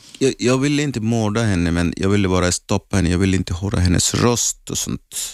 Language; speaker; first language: Swedish; non-native, learner; Arabic